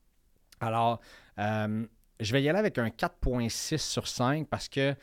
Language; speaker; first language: French; native; French